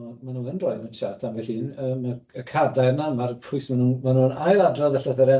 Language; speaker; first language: Welsh; native; Welsh